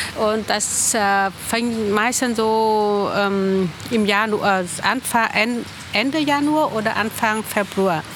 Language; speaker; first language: German; non-native, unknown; Vietnamese